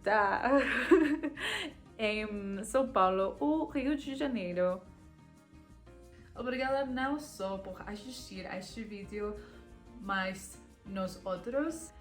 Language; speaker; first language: Portuguese; non-native, learner; Spanish